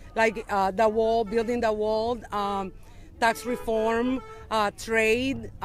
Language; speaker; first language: English; non-native, fluent; Spanish